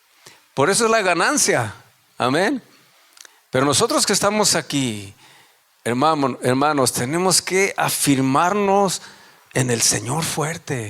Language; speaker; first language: Spanish; native; Spanish